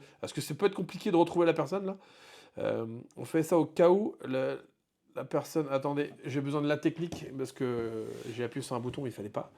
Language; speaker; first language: French; native; French